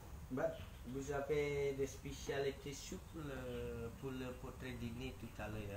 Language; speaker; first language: French; non-native, learner; Indonesian